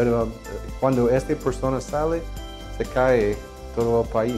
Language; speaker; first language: Spanish; non-native, fluent; English